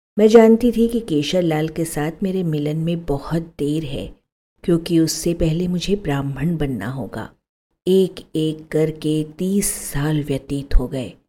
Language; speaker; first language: Hindi; native; Hindi